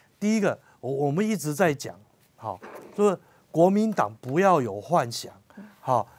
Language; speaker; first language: Chinese; native; Chinese